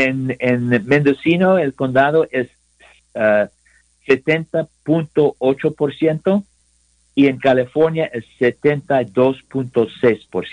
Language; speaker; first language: Spanish; non-native, learner; English